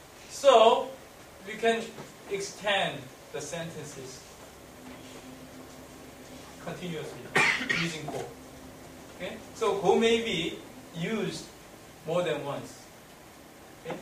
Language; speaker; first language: English; non-native, fluent; Korean